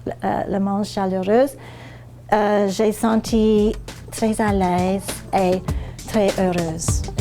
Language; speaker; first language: French; non-native, fluent; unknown